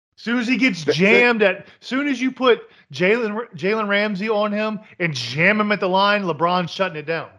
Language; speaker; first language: English; native; English